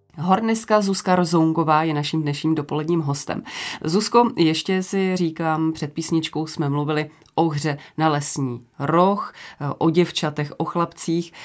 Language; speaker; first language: Czech; native; Czech